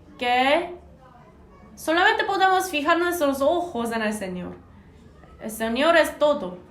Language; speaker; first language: Spanish; non-native, fluent; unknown